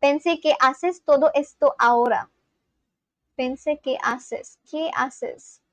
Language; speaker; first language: Spanish; non-native, learner; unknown